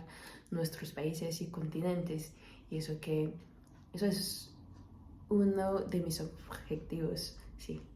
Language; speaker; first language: Spanish; non-native, fluent; French